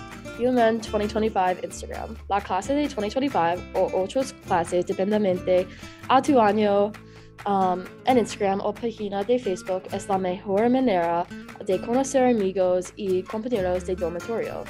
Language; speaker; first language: Spanish; non-native, learner; English